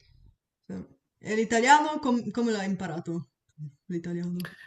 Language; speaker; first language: Italian; non-native, fluent; Bulgarian